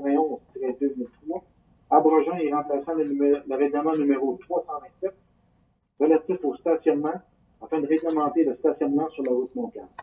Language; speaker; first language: French; native; French